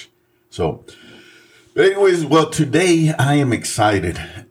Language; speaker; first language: English; native; English